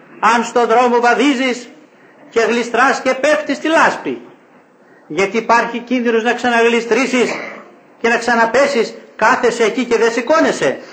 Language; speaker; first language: Greek; native; Greek